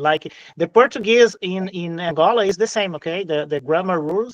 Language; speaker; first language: English; non-native, fluent; Portuguese